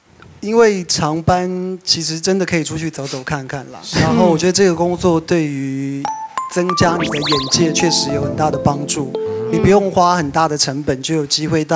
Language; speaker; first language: Chinese; native; Chinese